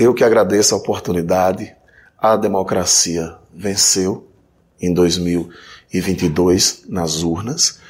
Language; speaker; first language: Portuguese; native; Portuguese